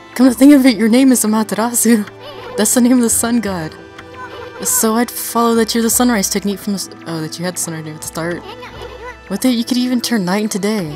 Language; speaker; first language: English; native; English